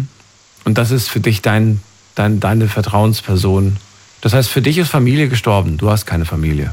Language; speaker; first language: German; native; German